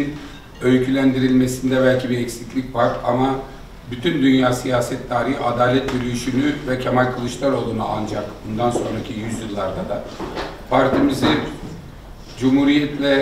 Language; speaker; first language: Turkish; native; Turkish